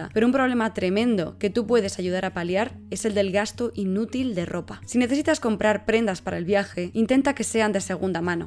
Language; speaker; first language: Spanish; native; Spanish